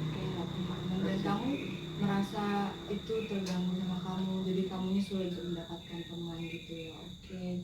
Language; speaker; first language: Indonesian; native; Indonesian